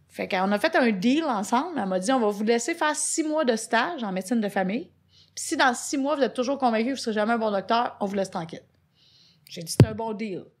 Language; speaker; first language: French; native; French